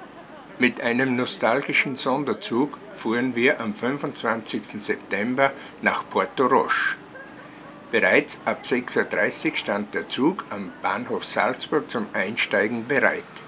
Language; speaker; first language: German; native; German